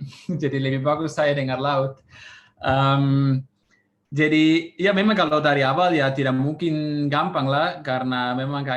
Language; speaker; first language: Indonesian; non-native, fluent; Swiss German